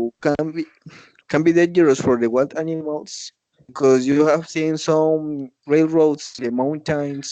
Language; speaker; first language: English; non-native, learner; Spanish